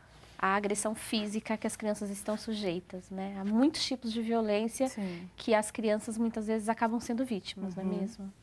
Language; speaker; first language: Portuguese; native; Portuguese